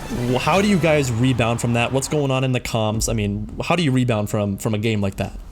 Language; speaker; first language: English; native; English